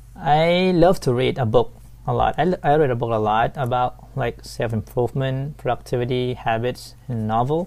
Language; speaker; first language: English; non-native, fluent; Thai